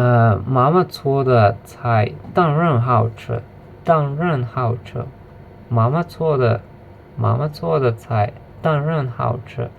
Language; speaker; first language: Chinese; non-native, learner; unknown